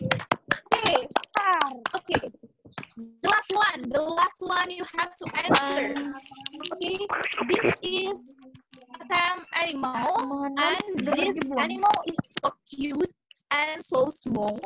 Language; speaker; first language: English; non-native, learner; Indonesian